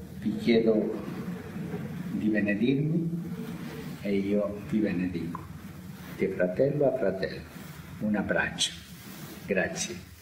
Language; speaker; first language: Italian; early bilingual, heritage; Spanish